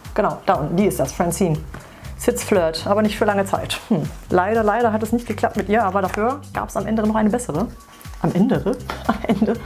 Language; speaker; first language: German; native; German